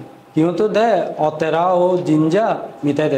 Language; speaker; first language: Japanese; non-native, learner; Bangla